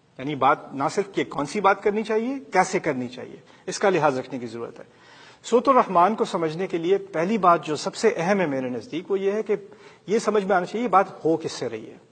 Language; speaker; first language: Urdu; early bilingual, heritage; Urdu